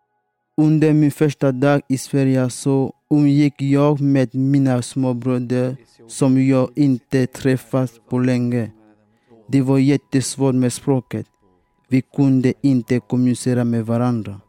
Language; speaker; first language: Swedish; non-native, fluent; French